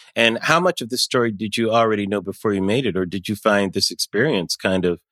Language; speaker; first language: English; native; English